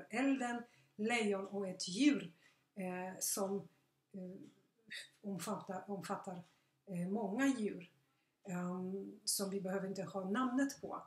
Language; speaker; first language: Swedish; non-native, fluent; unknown